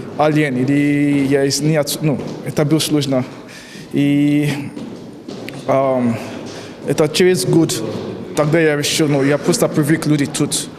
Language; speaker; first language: Russian; non-native, learner; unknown